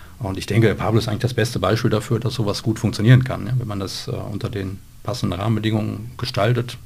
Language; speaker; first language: German; native; German